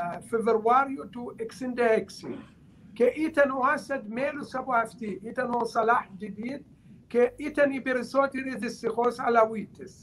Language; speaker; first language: Greek; non-native, learner; Arabic